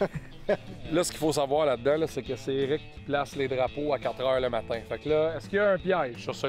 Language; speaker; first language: French; native; French